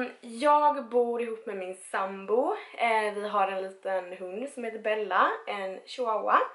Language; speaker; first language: Swedish; early bilingual, other home language; Spanish